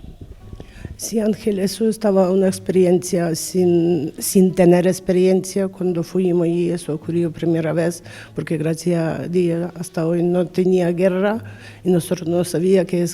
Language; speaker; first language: Spanish; non-native, learner; Ukrainian